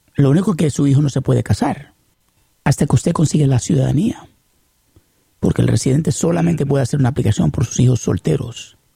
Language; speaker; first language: Spanish; early bilingual, heritage; Spanish